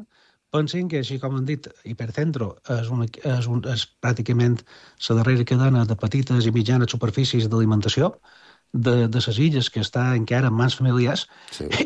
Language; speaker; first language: Catalan; native; Catalan